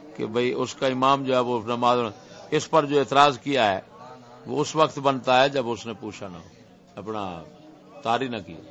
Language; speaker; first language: Urdu; non-native, local second language; Punjabi